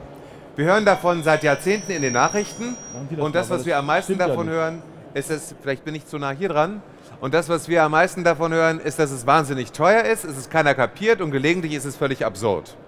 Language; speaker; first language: German; native; German